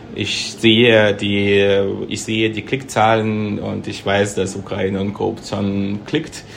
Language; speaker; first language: German; non-native, fluent; Russian